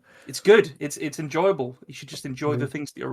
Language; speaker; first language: English; native; English